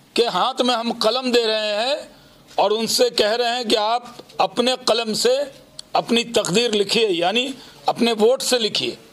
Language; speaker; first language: Hindi; native; Hindi